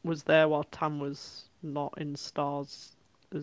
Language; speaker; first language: English; native; English